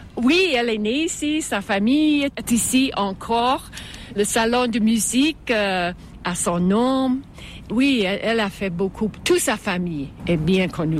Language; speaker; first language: French; non-native, fluent; English